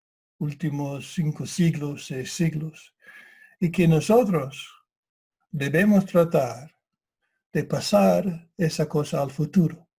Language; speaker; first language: Spanish; non-native, fluent; English